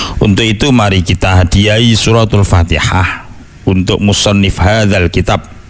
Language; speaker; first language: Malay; non-native, local second language; Javanese